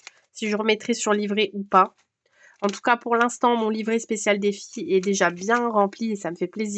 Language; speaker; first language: French; native; French